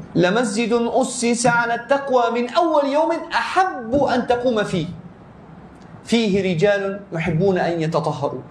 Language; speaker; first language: Malay; non-native, fluent; Arabic